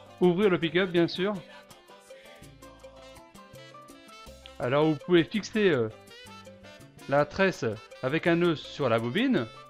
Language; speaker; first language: French; native; French